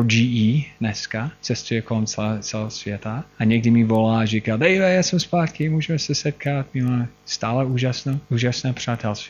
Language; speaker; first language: Czech; non-native, fluent; English